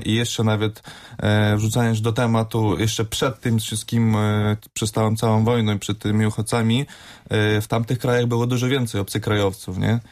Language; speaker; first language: Polish; non-native, fluent; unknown